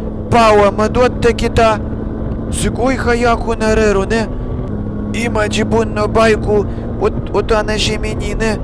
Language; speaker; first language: Japanese; non-native, learner; Russian